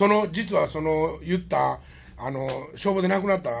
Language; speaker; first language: Japanese; native; Japanese